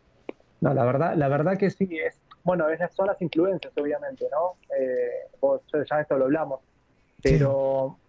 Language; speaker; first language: Spanish; native; Spanish